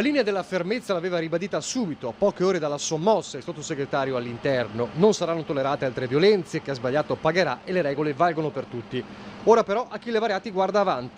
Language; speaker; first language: Italian; native; Italian